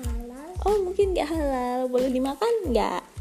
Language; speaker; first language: Indonesian; native; Indonesian